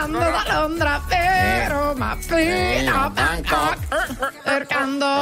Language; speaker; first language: Italian; native; Italian